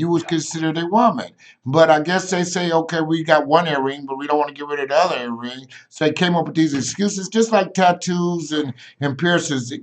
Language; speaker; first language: English; native; English